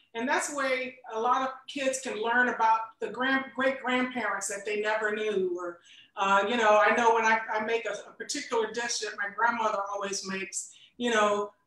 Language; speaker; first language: English; native; English